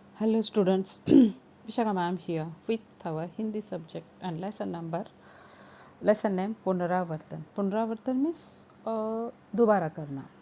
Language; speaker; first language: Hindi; non-native, local second language; Marathi